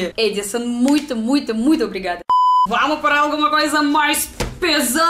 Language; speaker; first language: Portuguese; non-native, learner; Russian